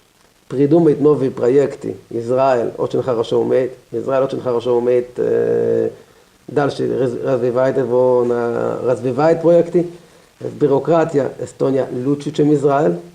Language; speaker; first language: Russian; non-native, learner; Hebrew